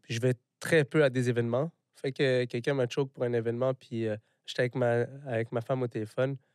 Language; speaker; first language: French; early bilingual, other home language; Arabic